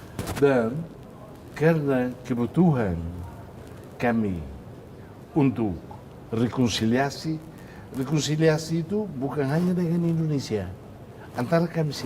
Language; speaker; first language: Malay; non-native, fluent; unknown